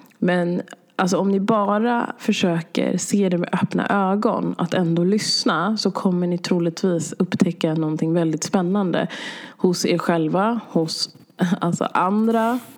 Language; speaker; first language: Swedish; native; Swedish